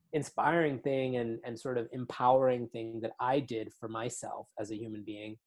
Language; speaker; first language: English; native; English